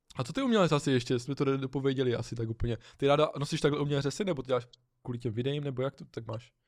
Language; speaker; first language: Czech; native; Czech